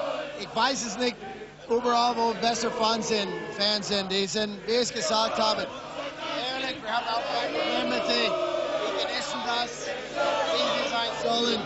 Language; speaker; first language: German; non-native, fluent; English